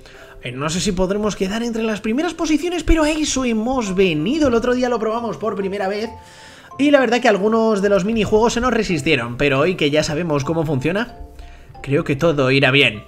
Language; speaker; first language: Spanish; native; Spanish